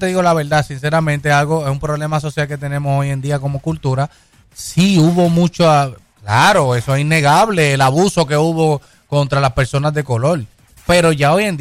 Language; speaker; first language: Spanish; native; Spanish